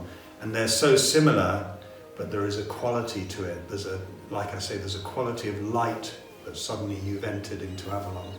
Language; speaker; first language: English; native; English